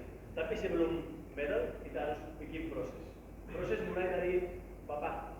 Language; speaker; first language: Indonesian; non-native, learner; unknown